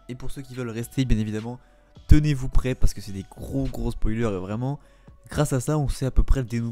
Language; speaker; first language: French; native; French